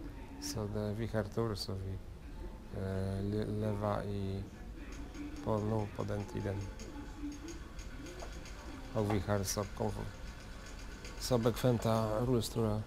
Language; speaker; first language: Swedish; non-native, learner; Polish